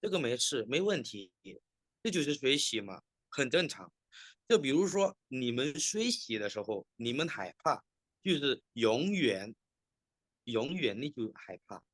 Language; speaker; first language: Chinese; non-native, fluent; Indonesian